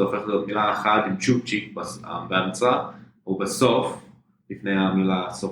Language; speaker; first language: Hebrew; non-native, fluent; English